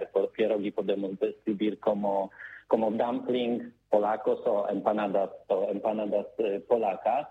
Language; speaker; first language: Spanish; non-native, learner; Polish